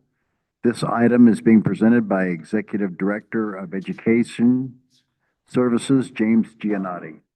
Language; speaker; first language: English; native; English